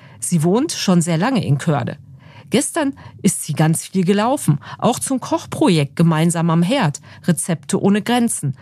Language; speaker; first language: German; native; German